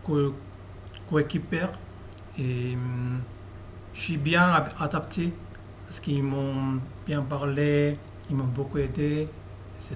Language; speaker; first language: French; non-native, learner; Korean